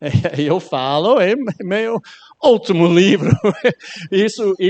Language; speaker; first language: Portuguese; non-native, learner; English